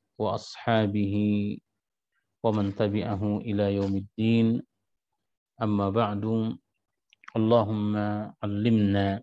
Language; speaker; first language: Arabic; non-native, fluent; Malay